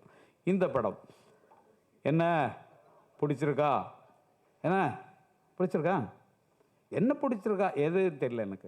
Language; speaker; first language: Tamil; native; Tamil